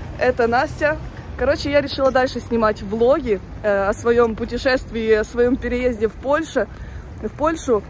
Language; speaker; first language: Russian; native; Russian